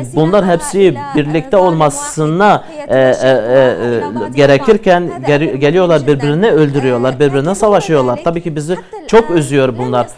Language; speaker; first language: Turkish; non-native, learner; Arabic